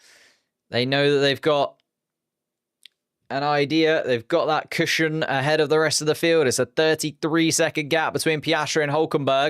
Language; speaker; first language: English; native; English